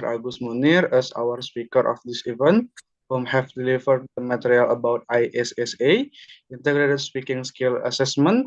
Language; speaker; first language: English; non-native, learner; Indonesian